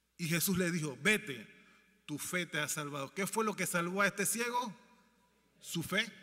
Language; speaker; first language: Spanish; native; Spanish